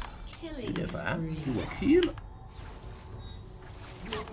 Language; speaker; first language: Chinese; native; Chinese